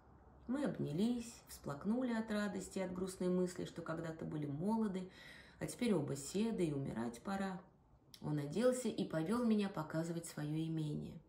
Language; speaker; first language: Russian; native; Russian